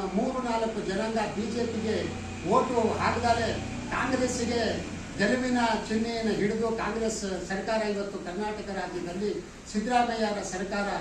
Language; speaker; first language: Kannada; non-native, local second language; Lambadi